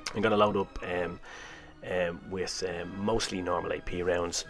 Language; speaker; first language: English; native; English